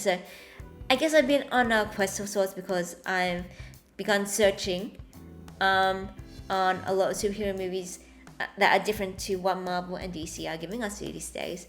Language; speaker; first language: English; native; English